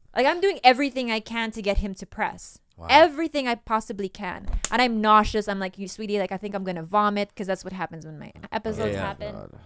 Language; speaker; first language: English; non-native, local second language; Cebuano